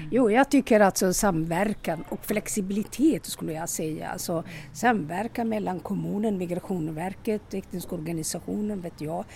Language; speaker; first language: Swedish; non-native, local second language; Somali